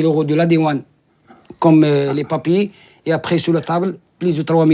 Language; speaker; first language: French; non-native, learner; Arabic